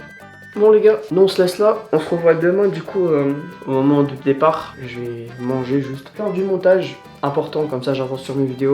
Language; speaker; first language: French; native; French